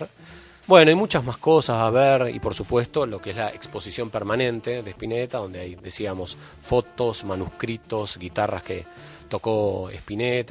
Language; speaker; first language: Spanish; native; Spanish